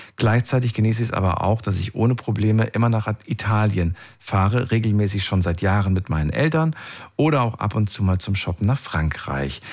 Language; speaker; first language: German; native; German